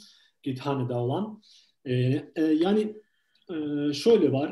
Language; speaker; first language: Turkish; non-native, fluent; Ukrainian